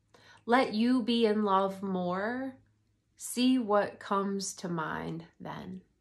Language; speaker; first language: English; native; English